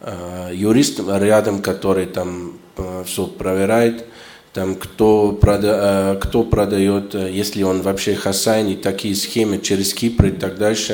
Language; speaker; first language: Russian; non-native, fluent; German